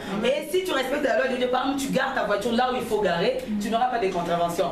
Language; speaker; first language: French; non-native, local second language; Lingala